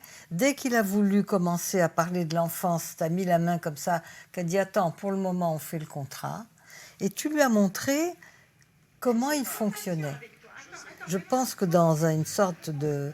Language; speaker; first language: French; native; French